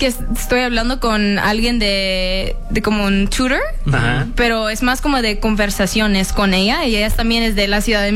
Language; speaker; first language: Spanish; early bilingual, heritage; English